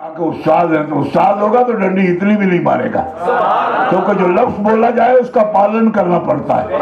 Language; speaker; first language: Urdu; non-native, local second language; Punjabi